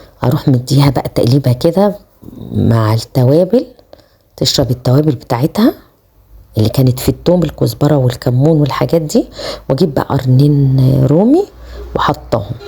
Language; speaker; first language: Arabic; native; Arabic